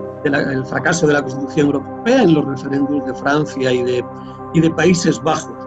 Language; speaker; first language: Spanish; native; Spanish